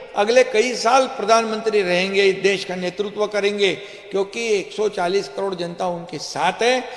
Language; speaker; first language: Hindi; non-native, local second language; Marathi